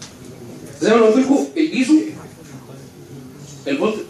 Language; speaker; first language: Arabic; native; Arabic